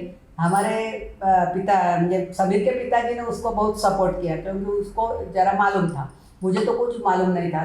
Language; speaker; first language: Hindi; non-native, local second language; Marathi